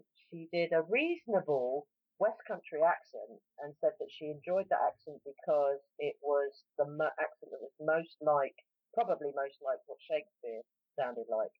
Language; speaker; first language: English; native; English